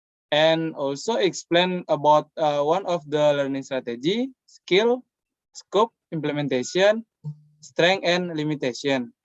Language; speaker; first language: English; non-native, learner; Indonesian